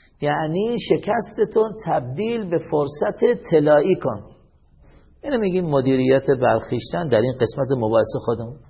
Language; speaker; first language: Persian; native; Persian